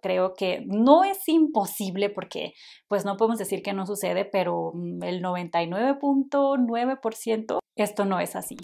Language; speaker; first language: Spanish; native; Spanish